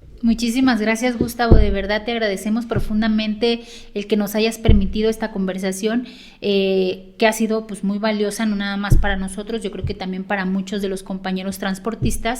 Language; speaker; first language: Spanish; native; Spanish